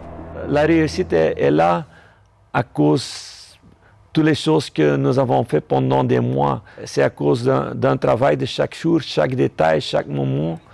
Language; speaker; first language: French; non-native, local second language; Dutch